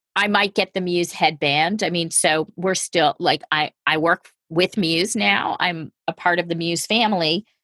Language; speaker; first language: English; native; English